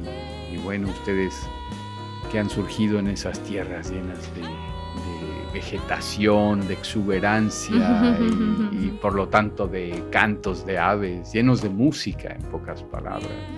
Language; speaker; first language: Spanish; native; Spanish